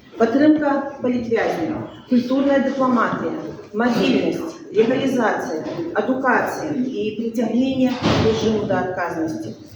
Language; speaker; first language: Belarusian; non-native, local second language; Russian